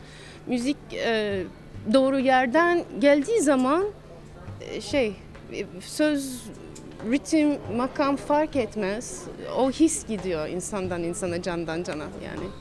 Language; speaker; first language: Turkish; non-native, fluent; English